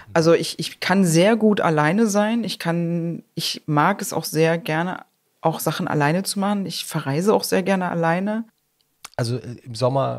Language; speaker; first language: German; native; German